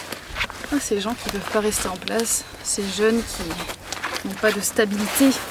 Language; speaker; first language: French; native; French